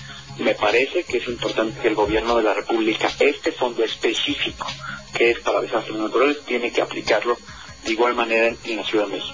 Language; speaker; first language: Spanish; native; Spanish